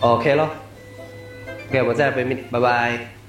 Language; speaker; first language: Chinese; non-native, local second language; Malay